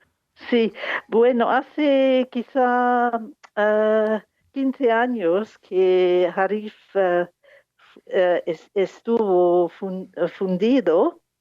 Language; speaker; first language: Spanish; non-native, fluent; English